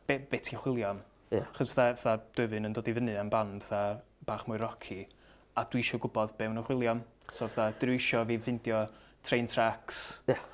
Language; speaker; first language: Welsh; native; Welsh